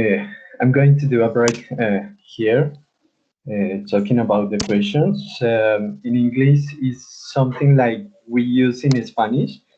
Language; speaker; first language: English; non-native, learner; Spanish